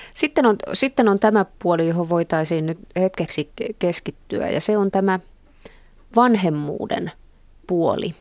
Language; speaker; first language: Finnish; native; Finnish